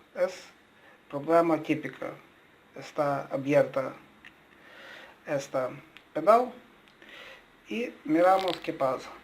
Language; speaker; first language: Spanish; non-native, learner; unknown